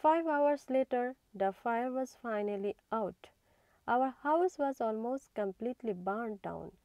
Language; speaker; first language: English; non-native, local second language; Assamese